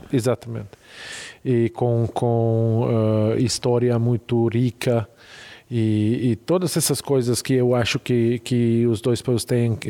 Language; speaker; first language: Portuguese; non-native, fluent; Hungarian